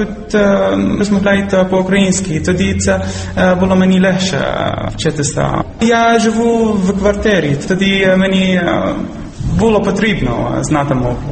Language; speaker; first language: Ukrainian; non-native, learner; Arabic